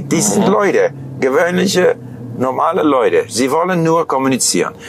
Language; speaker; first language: German; non-native, fluent; English